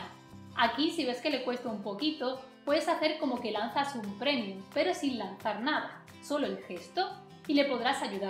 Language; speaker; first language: Spanish; native; Spanish